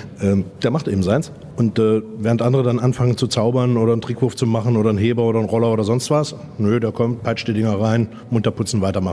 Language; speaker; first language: German; native; German